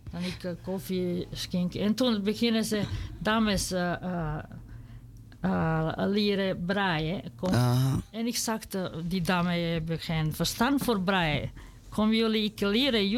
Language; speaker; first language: Dutch; non-native, learner; Serbian